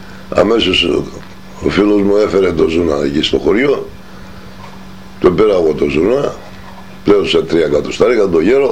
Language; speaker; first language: Greek; non-native, local second language; Turkish